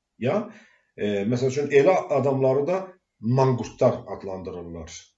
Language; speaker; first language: Azerbaijani; non-native, local second language; Talysh